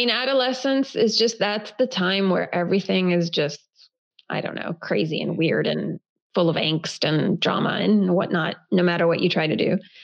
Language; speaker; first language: English; early bilingual, other home language; Hebrew